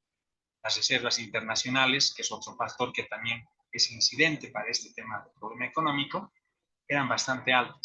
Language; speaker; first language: Spanish; native; Spanish